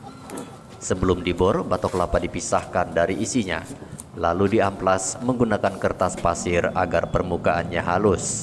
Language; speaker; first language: Indonesian; native; Indonesian